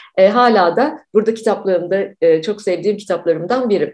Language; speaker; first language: Turkish; native; Turkish